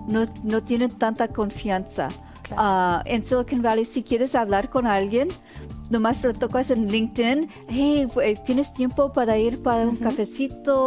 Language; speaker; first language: Spanish; early bilingual, heritage; Spanish